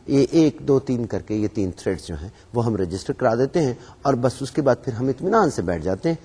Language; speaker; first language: Urdu; native; Urdu